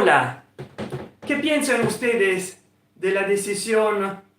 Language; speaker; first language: Spanish; non-native, fluent; Italian